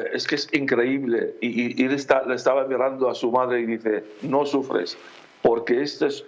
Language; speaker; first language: Spanish; non-native, fluent; Aramaic